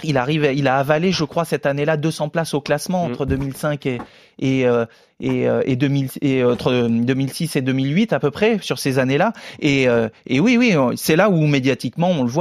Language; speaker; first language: French; native; French